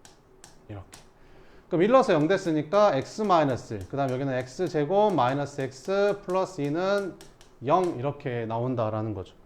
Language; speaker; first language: Korean; native; Korean